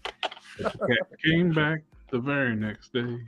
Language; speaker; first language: English; native; English